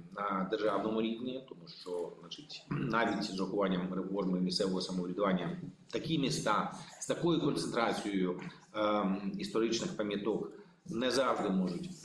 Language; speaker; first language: Ukrainian; native; Ukrainian